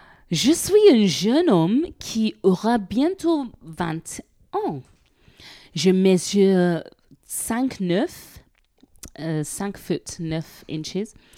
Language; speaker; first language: French; non-native, learner; English